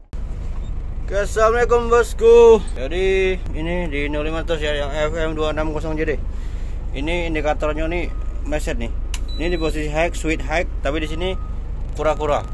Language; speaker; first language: Indonesian; native; Indonesian